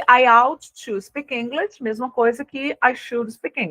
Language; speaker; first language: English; non-native, fluent; Portuguese